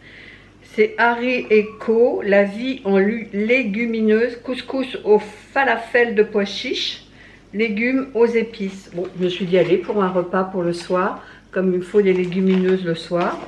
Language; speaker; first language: French; native; French